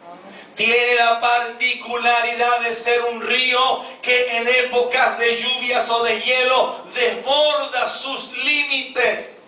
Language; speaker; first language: Spanish; native; Spanish